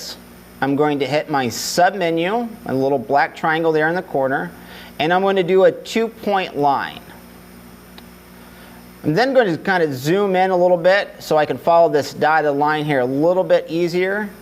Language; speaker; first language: English; native; English